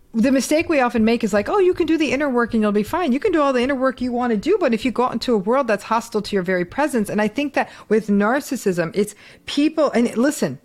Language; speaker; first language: English; early bilingual, other home language; Hindi